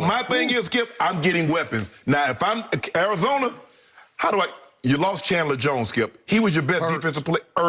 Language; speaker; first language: English; native; English